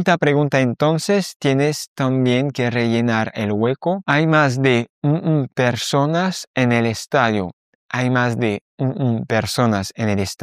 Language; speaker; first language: Spanish; non-native, fluent; French